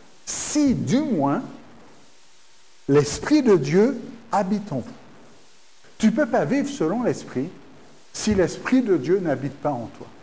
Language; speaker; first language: French; native; French